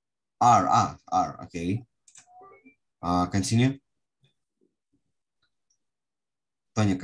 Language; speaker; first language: English; non-native, fluent; Russian